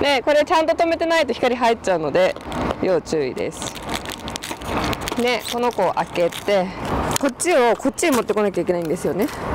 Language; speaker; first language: Japanese; early bilingual, heritage; Japanese